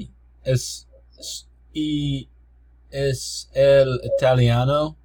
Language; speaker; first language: Spanish; non-native, learner; English